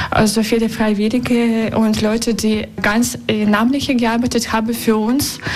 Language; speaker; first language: German; non-native, learner; Russian